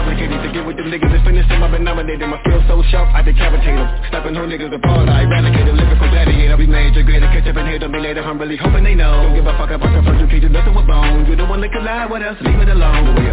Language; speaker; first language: English; native; English